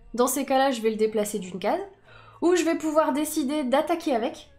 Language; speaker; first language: French; native; French